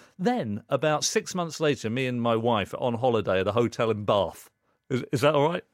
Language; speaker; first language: English; native; English